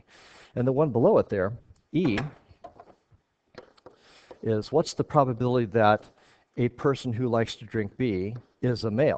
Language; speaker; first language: English; native; English